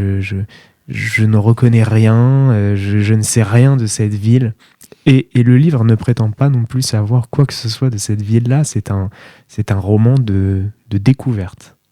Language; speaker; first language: French; native; French